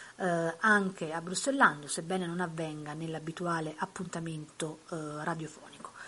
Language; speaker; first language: Italian; native; Italian